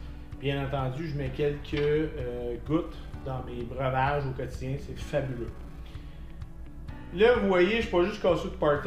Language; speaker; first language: French; native; French